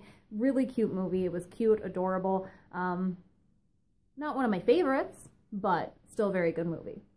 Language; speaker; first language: English; native; English